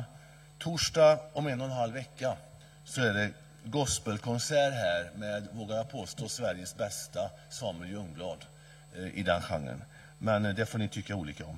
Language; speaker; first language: Swedish; native; Swedish